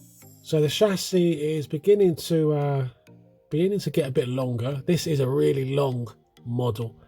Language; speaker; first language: English; native; English